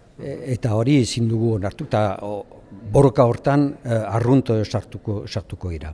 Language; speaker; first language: Basque; native; Basque